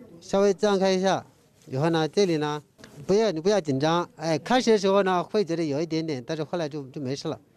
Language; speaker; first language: Chinese; non-native, fluent; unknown